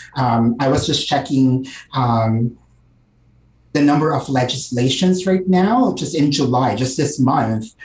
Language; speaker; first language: English; non-native, local second language; Filipino